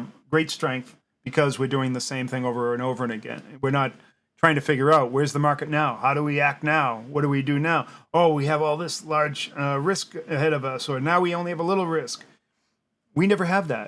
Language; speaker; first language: English; native; English